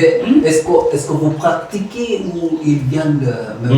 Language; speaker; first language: French; non-native, learner; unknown